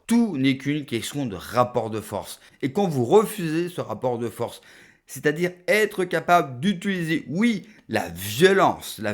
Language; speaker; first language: French; native; French